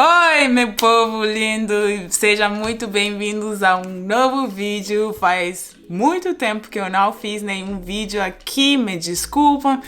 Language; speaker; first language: Portuguese; non-native, fluent; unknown